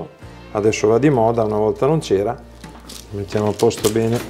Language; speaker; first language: Italian; native; Italian